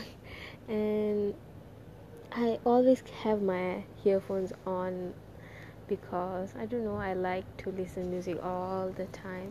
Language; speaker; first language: English; non-native, local second language; Tamil